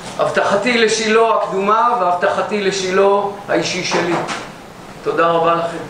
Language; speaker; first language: Hebrew; native; Hebrew